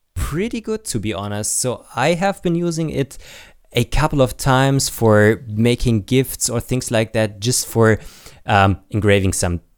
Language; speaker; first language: English; non-native, fluent; German